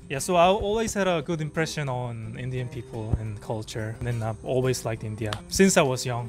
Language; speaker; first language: English; early bilingual, other home language; Korean